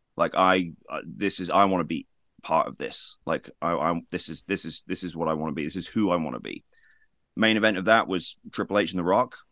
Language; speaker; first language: English; native; English